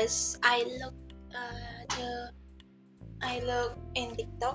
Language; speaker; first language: English; non-native, learner; Javanese